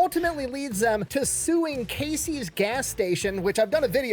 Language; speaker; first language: English; native; English